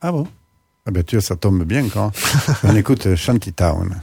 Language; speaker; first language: French; native; French